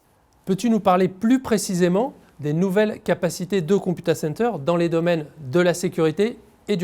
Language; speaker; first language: French; native; French